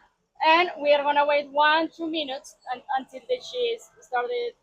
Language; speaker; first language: English; non-native, fluent; Spanish